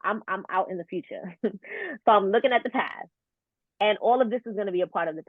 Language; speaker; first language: English; native; English